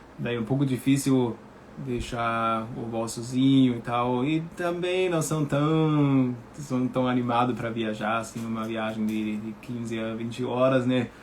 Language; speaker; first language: Portuguese; non-native, fluent; German